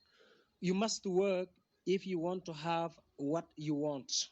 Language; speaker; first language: English; non-native, fluent; Wolof